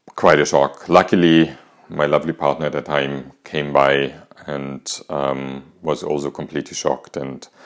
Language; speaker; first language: English; non-native, fluent; German